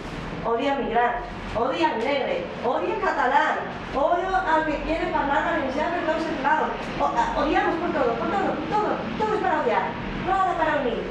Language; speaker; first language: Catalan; non-native, local second language; Spanish